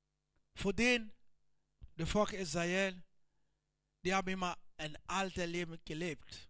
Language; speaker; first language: German; non-native, learner; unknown